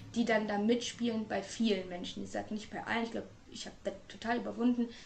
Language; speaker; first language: German; native; German